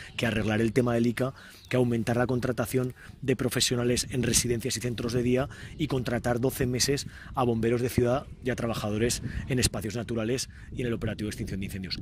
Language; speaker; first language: Spanish; native; Spanish